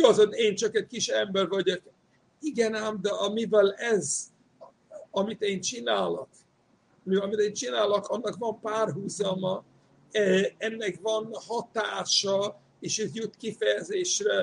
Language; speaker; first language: Hungarian; non-native, fluent; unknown